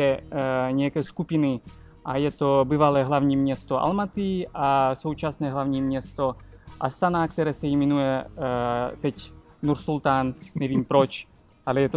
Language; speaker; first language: Czech; non-native, fluent; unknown